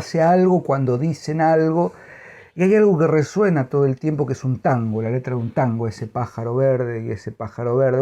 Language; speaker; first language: Spanish; native; Spanish